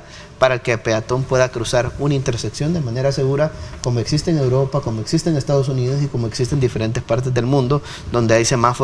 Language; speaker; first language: Spanish; native; Spanish